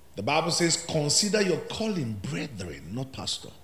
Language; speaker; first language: English; non-native, local second language; Yoruba